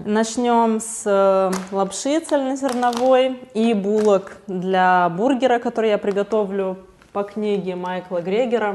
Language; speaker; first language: Russian; native; Russian